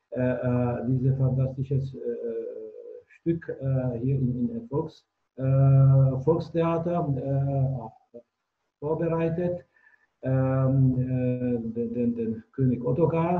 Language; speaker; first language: German; non-native, fluent; Czech